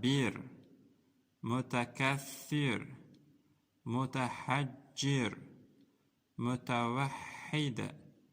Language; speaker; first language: Arabic; non-native, learner; Uzbek